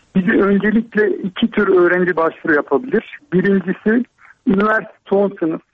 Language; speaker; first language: Turkish; native; Turkish